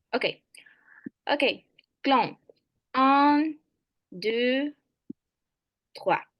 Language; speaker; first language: French; non-native, fluent; Spanish